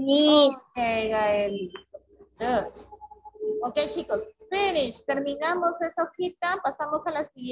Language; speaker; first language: Spanish; native; Spanish